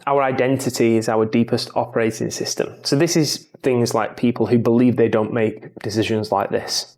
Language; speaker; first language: English; native; English